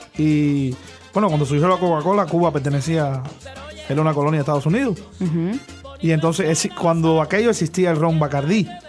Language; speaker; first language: Spanish; native; Spanish